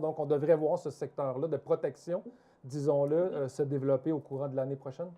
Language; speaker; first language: French; native; French